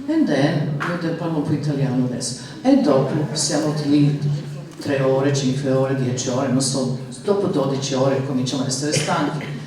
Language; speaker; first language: Italian; non-native, learner; Serbian